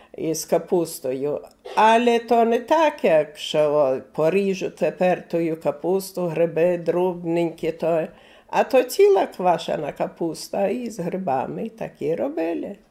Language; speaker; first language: Ukrainian; native; Ukrainian